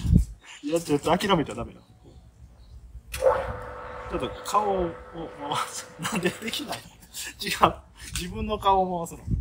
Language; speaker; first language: Japanese; non-native, fluent; Thai